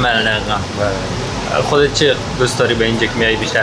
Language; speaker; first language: Persian; native; Persian